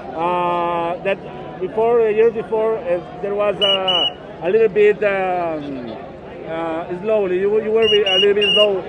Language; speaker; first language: English; non-native, learner; Spanish